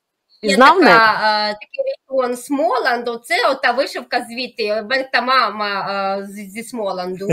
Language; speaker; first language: Ukrainian; native; Ukrainian